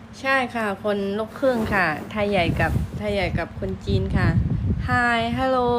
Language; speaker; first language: Thai; non-native, local second language; Shan